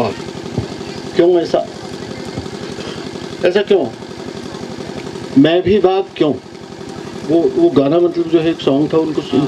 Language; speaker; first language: Hindi; native; Hindi